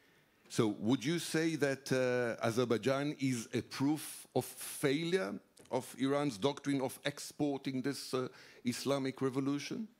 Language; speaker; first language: English; non-native, fluent; Hebrew